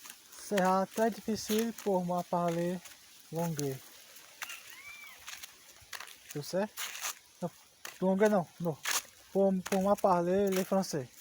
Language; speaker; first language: French; non-native, learner; Portuguese